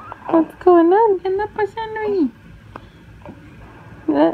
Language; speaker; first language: Spanish; early bilingual, heritage; Spanish